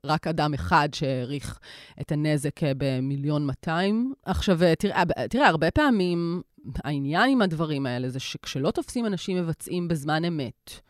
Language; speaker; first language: Hebrew; native; Hebrew